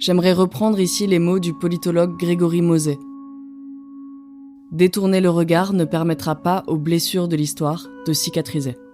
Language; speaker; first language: French; native; French